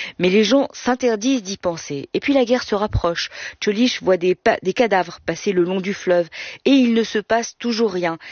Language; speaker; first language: French; native; French